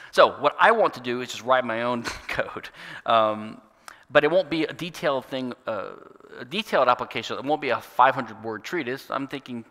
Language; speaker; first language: English; native; English